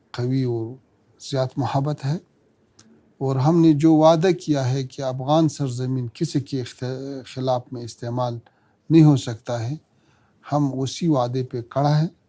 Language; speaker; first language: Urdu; non-native, fluent; Pashto